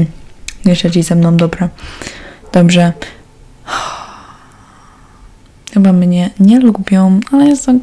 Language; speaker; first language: Polish; early bilingual, heritage; Polish